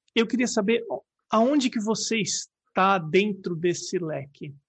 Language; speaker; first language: Portuguese; native; Portuguese